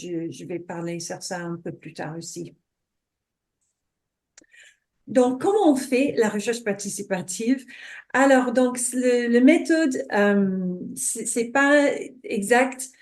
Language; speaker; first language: French; non-native, fluent; English